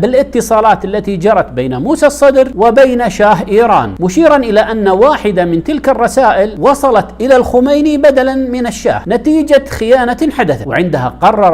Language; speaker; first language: Arabic; native; Arabic